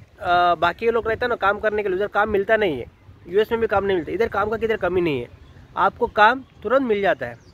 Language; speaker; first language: Hindi; non-native, local second language; Telugu